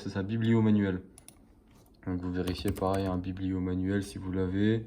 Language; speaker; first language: French; native; French